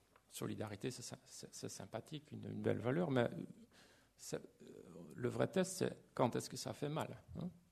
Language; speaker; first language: French; non-native, fluent; Dutch